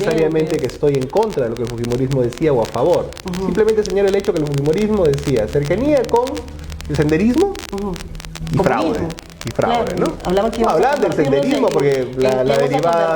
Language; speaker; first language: Spanish; native; Spanish